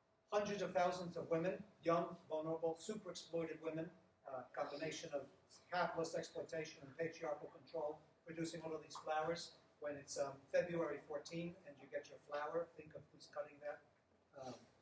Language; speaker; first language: English; native; English